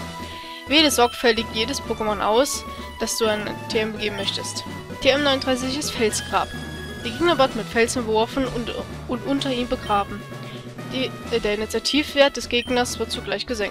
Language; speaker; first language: German; native; German